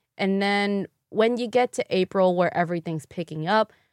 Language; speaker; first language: English; early bilingual, other home language; Vietnamese